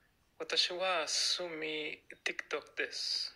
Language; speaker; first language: Japanese; non-native, learner; Spanish